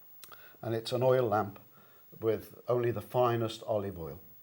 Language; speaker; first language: English; native; English